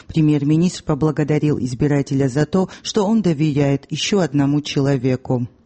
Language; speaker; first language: Russian; non-native, local second language; Georgian